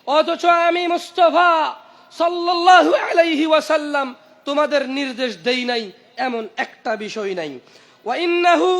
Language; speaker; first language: Bangla; early bilingual, heritage; Bangla